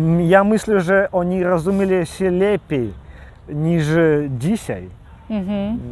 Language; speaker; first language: Polish; non-native, local second language; Belarusian